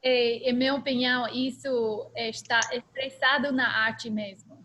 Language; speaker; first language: Portuguese; non-native, learner; English